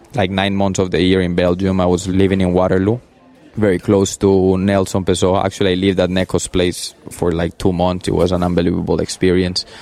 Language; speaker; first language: English; early bilingual, other home language; Spanish